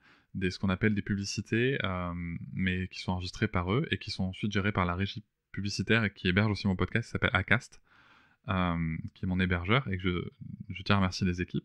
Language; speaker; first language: French; native; French